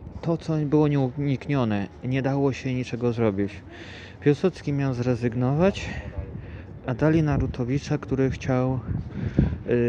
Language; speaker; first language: Polish; native; Polish